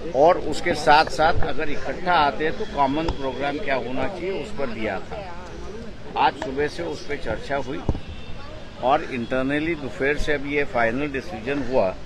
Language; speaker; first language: Hindi; non-native, local second language; Marathi